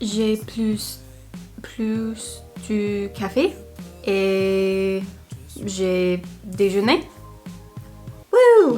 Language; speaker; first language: French; non-native, learner; English